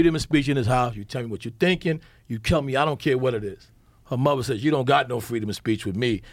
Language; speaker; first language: English; native; English